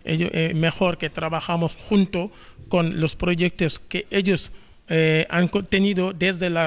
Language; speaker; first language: Spanish; non-native, fluent; Wolof